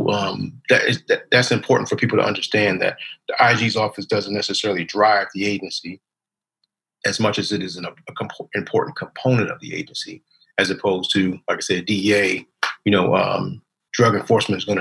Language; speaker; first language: English; native; English